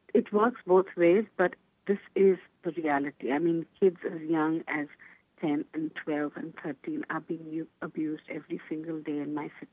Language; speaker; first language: English; non-native, local second language; Bangla